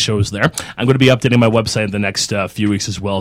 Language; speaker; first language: English; native; English